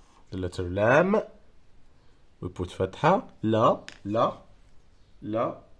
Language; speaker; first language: English; non-native, fluent; Arabic